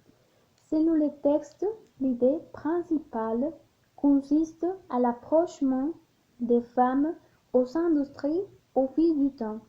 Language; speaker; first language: French; non-native, learner; Spanish